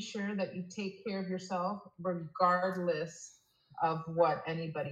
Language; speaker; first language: English; native; English